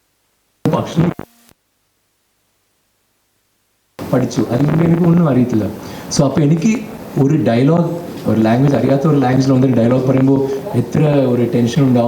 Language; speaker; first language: Malayalam; non-native, local second language; Tamil